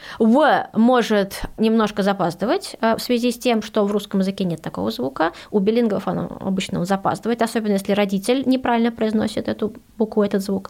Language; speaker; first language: Russian; early bilingual, heritage; Russian